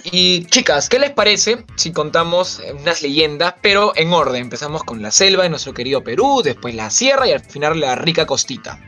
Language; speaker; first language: Spanish; native; Spanish